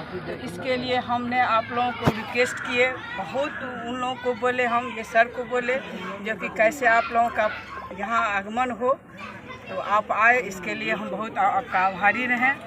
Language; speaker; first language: Hindi; non-native, local second language; Maithili